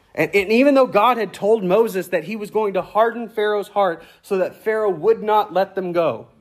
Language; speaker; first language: English; native; English